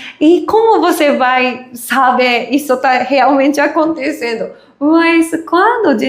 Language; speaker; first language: Portuguese; non-native, learner; Japanese